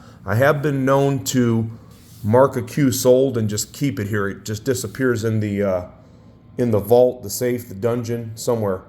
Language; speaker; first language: English; native; English